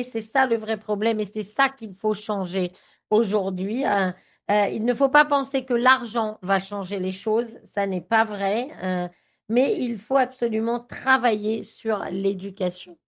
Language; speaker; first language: French; native; French